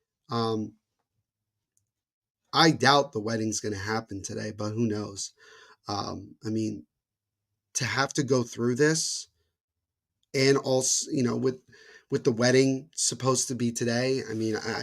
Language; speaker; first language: English; native; English